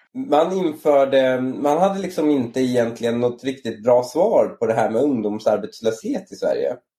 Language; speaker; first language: Swedish; early bilingual, other home language; Persian